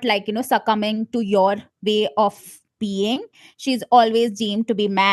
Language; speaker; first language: English; non-native, local second language; Malayalam